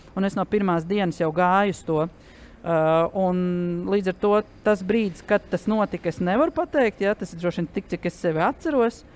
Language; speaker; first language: Latvian; native; Latvian